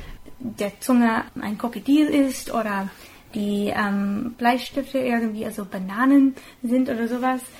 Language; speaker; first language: German; non-native, fluent; English